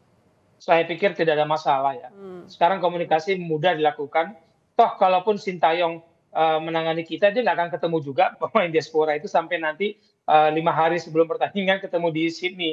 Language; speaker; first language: Indonesian; native; Indonesian